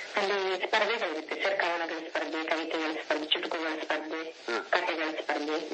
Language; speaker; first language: Kannada; non-native, local second language; Kodava